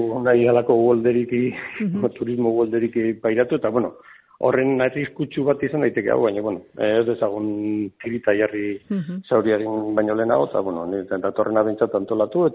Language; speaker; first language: Basque; non-native, local second language; Spanish